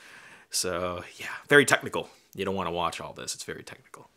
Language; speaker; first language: English; native; English